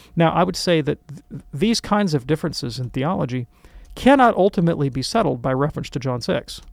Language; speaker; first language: English; native; English